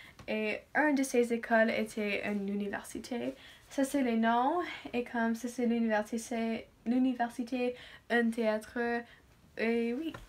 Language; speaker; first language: French; non-native, learner; English